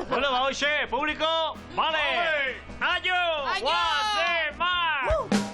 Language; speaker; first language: Basque; native; Basque